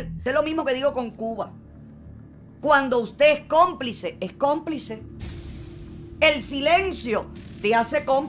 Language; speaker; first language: Spanish; native; Spanish